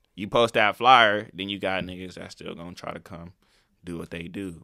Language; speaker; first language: English; native; English